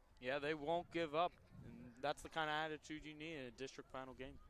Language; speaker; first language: English; native; English